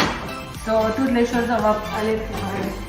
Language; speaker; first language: French; non-native, learner; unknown